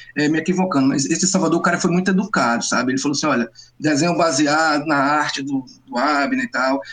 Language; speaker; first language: Portuguese; native; Portuguese